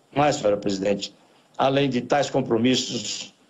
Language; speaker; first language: Portuguese; native; Portuguese